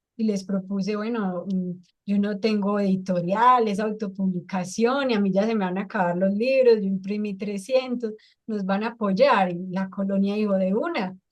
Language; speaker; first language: Spanish; native; Spanish